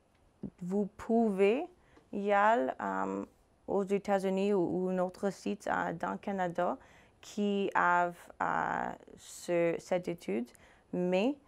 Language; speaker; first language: French; non-native, fluent; English